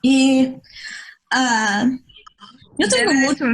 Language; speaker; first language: Spanish; non-native, learner; English